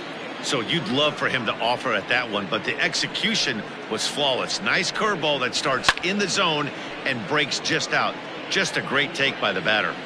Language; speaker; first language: English; native; English